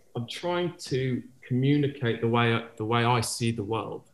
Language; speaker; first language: English; native; English